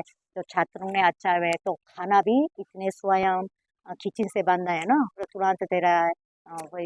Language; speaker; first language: Hindi; non-native, learner; Korean